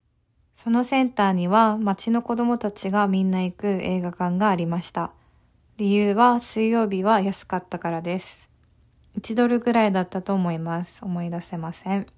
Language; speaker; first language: Japanese; early bilingual, heritage; Japanese